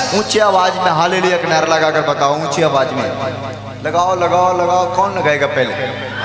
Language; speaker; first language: Hindi; native; Hindi